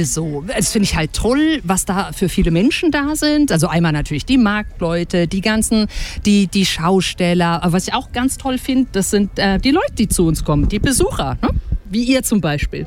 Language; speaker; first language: German; native; German